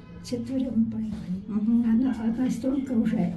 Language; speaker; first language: Russian; non-native, fluent; Estonian